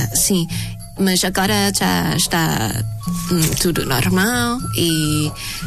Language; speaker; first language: Portuguese; non-native, fluent; Thai